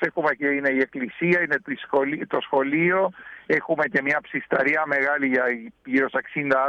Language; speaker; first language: Greek; early bilingual, heritage; Spanish